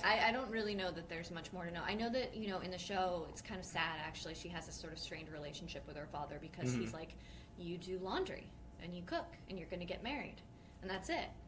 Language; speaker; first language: English; native; English